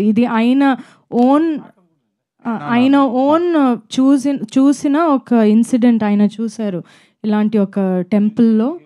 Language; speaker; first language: Telugu; non-native, fluent; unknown